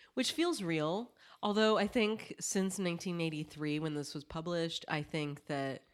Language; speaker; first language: English; native; English